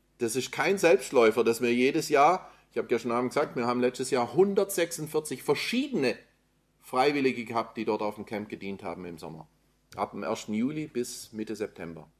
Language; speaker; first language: German; native; German